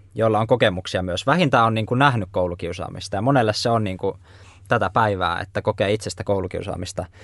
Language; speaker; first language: Finnish; native; Finnish